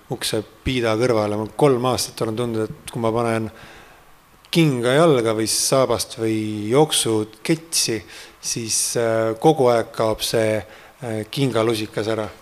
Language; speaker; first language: Estonian; native; Estonian